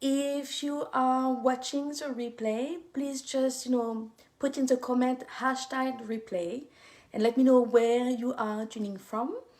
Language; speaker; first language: English; non-native, fluent; French